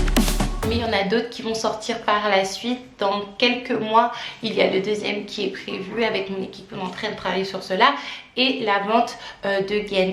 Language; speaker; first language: French; native; French